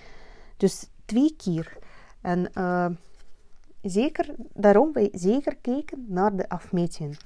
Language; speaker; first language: Dutch; non-native, learner; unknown